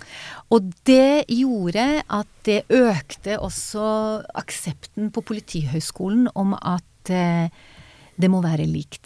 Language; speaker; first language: Norwegian; non-native, fluent; Hebrew